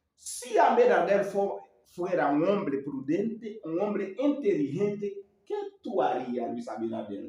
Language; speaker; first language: Spanish; non-native, learner; Haitian Creole